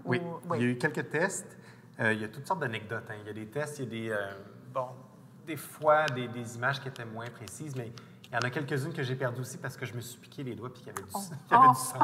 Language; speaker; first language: French; native; French